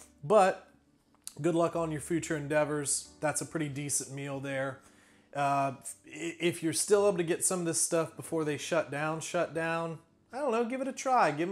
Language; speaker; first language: English; native; English